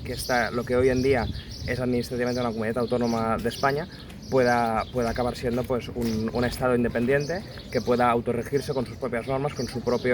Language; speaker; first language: Spanish; non-native, local second language; Catalan